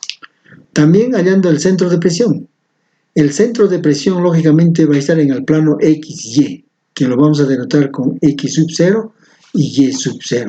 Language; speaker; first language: Spanish; native; Spanish